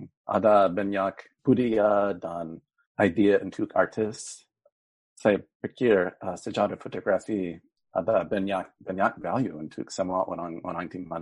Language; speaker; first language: Indonesian; non-native, fluent; English